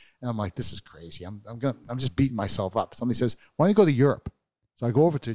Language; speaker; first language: English; native; English